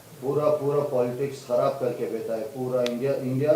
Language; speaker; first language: Hindi; non-native, fluent; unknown